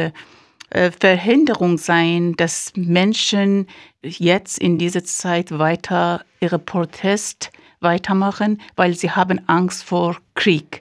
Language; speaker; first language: German; non-native, fluent; Persian